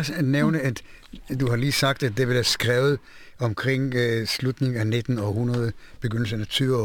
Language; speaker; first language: Danish; non-native, fluent; Hebrew